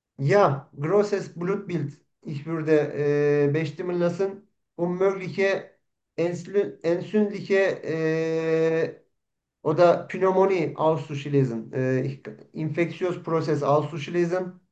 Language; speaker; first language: German; non-native, learner; Turkish